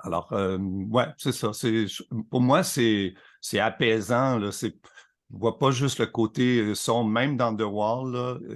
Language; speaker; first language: French; native; French